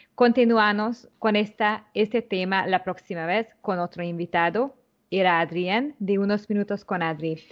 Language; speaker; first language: Spanish; non-native, learner; Hungarian